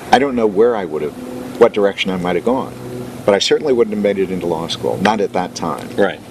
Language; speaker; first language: English; native; English